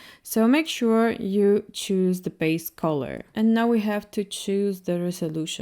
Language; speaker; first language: English; non-native, fluent; Russian